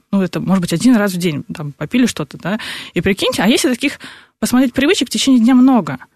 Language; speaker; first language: Russian; native; Russian